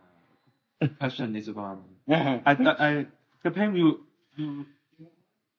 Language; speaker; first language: English; non-native, learner; Chinese